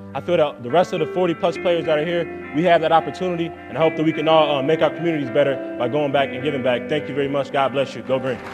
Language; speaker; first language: English; native; English